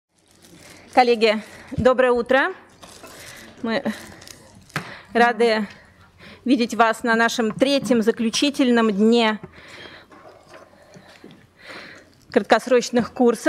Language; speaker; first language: Russian; native; Russian